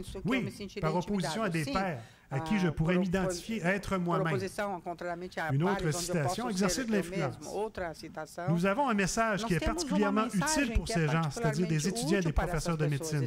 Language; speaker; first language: French; native; French